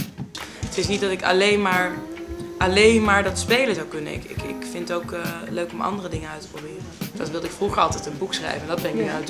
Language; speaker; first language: Dutch; native; Dutch